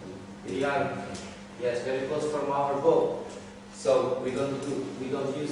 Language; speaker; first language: English; non-native, learner; Portuguese